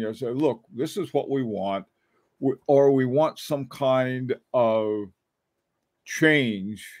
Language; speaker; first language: English; native; English